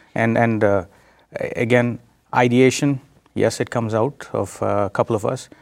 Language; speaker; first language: English; non-native, local second language; Telugu